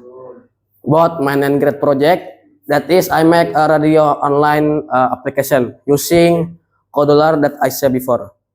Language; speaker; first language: English; non-native, learner; Indonesian